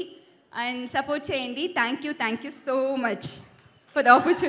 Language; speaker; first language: Telugu; non-native, learner; Tamil